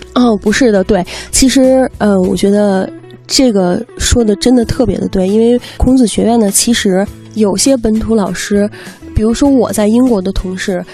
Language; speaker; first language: Chinese; native; Chinese